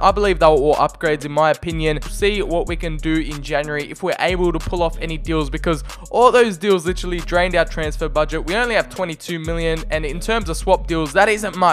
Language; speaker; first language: English; native; English